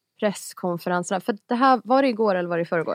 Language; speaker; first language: Swedish; native; Swedish